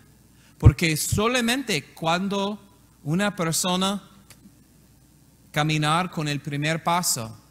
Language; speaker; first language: Spanish; non-native, learner; English